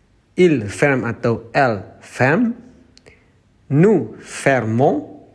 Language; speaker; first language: French; non-native, fluent; Indonesian